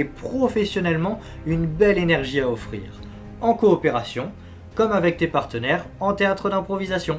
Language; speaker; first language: French; native; French